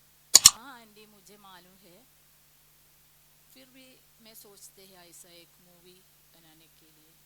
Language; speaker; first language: Hindi; non-native, local second language; Malayalam